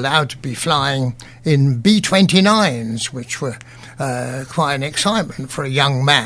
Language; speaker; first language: English; native; English